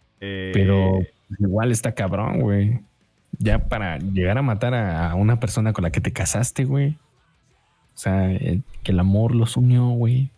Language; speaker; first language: Spanish; native; Spanish